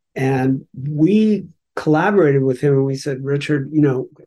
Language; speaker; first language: English; native; English